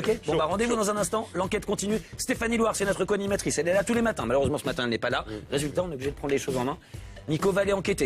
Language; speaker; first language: French; native; French